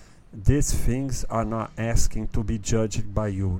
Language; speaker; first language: English; non-native, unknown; Portuguese